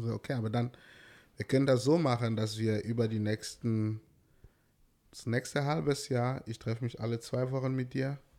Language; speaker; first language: German; non-native, fluent; French